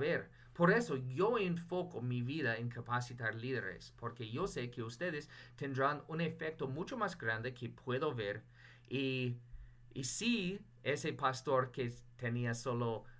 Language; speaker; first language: Spanish; non-native, fluent; English